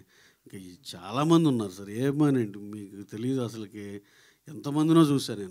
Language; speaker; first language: Telugu; native; Telugu